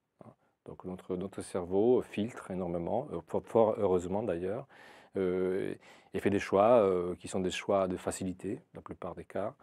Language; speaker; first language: French; non-native, fluent; Italian